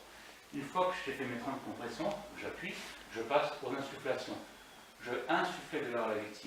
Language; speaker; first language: French; native; French